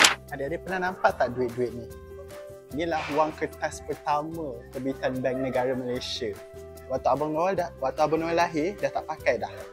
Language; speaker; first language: Malay; native; Malay